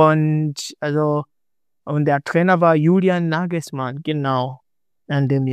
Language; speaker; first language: German; non-native, learner; Swahili